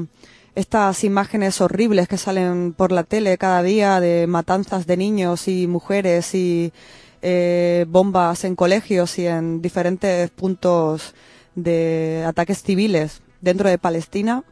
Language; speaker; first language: Spanish; native; Spanish